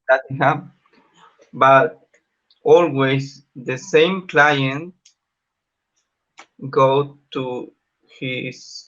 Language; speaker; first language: English; non-native, learner; Spanish